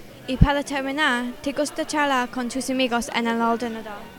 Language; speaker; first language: Spanish; non-native, learner; English